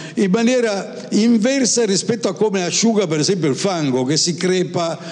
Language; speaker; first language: Italian; native; Italian